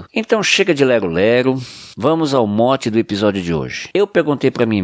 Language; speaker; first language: Portuguese; native; Portuguese